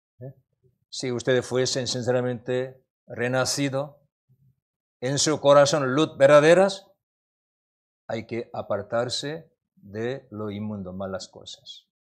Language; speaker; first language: Spanish; non-native, learner; Korean